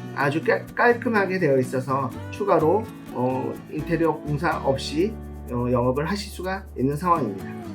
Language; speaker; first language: Korean; native; Korean